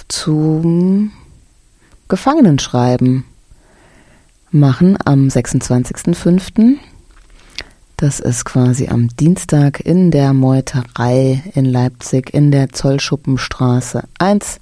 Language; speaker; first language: German; native; German